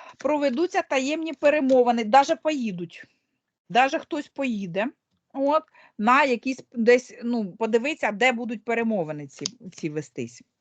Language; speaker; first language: Ukrainian; non-native, local second language; Russian